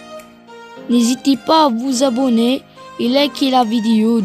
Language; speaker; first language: French; non-native, learner; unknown